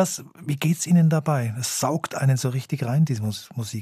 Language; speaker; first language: German; native; German